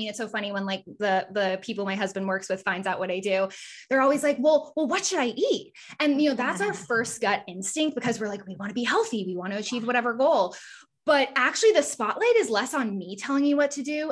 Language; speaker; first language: English; native; English